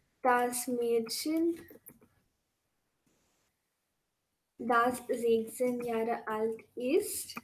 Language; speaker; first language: German; non-native, fluent; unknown